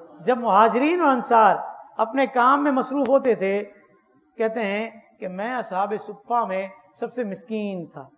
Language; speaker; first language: Urdu; non-native, local second language; Memoni